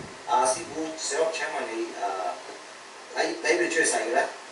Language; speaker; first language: Cantonese; early bilingual, heritage; Cantonese